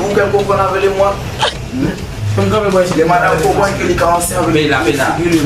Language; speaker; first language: French; non-native, learner; Haitian Creole